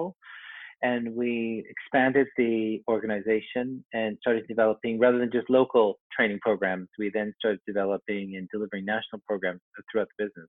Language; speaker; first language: English; native; English